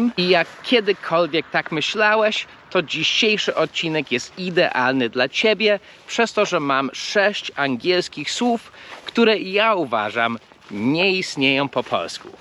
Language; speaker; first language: Polish; early bilingual, heritage; English